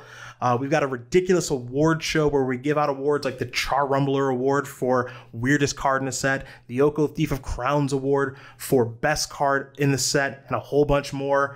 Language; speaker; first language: English; native; English